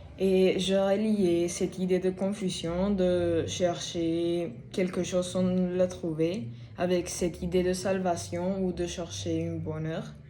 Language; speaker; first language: French; non-native, fluent; Spanish